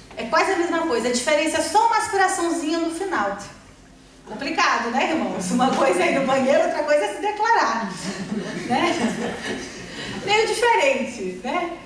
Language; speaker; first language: Portuguese; native; Portuguese